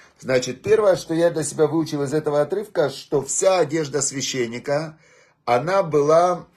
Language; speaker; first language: Russian; native; Russian